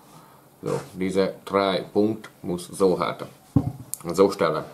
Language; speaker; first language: German; non-native, learner; Hungarian